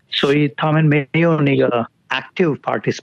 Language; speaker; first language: Chinese; non-native, fluent; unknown